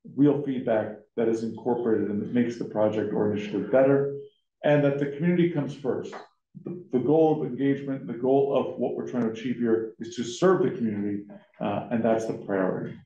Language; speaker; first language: English; native; English